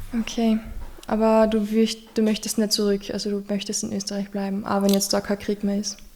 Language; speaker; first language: German; native; German